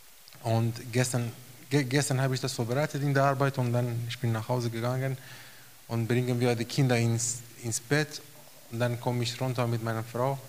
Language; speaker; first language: German; non-native, fluent; Romanian